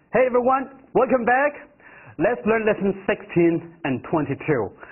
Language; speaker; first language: English; non-native, fluent; Chinese